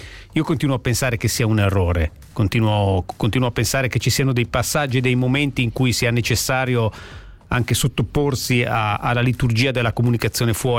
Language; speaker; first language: Italian; native; Italian